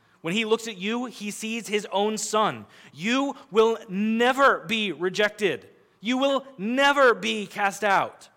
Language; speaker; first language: English; native; English